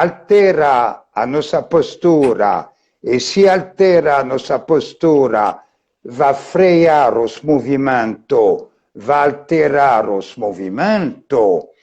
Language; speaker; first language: Portuguese; non-native, fluent; French